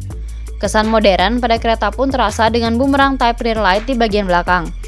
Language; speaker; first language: Indonesian; native; Indonesian